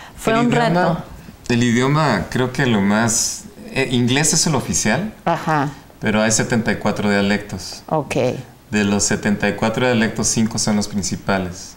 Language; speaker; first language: Spanish; native; Spanish